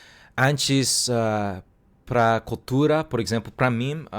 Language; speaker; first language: Portuguese; non-native, learner; Cantonese